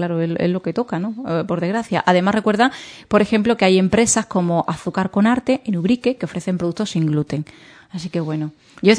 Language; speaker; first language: Spanish; native; Spanish